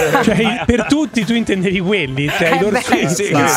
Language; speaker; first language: Italian; native; Italian